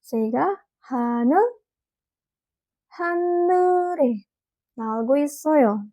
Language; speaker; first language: Korean; non-native, fluent; Indonesian